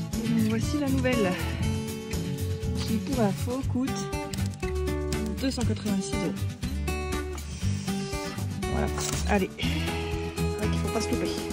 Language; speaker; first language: French; native; French